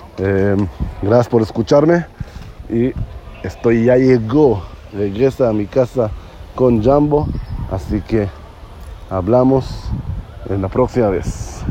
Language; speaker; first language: Spanish; non-native, learner; Hebrew